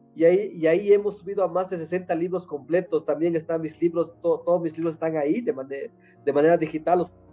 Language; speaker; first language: Spanish; non-native, local second language; Nahuatl languages